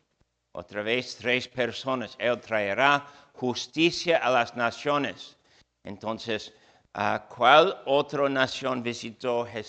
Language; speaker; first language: Spanish; non-native, fluent; English